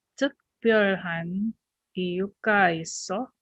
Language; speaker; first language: Korean; non-native, learner; English